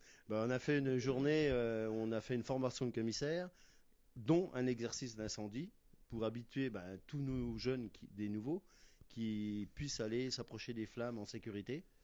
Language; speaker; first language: French; native; French